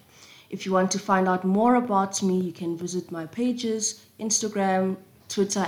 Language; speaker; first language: English; non-native, local second language; Zulu